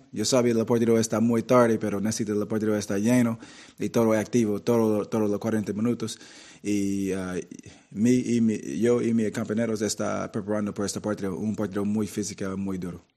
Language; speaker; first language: Spanish; non-native, learner; English